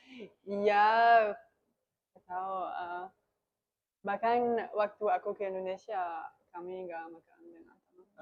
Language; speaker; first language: Indonesian; non-native, learner; German